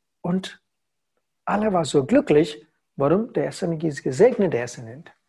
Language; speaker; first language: German; non-native, learner; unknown